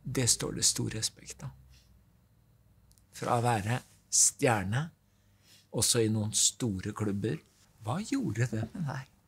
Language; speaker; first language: Norwegian; native; Norwegian